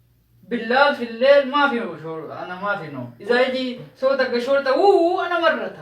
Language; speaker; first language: Arabic; non-native, learner; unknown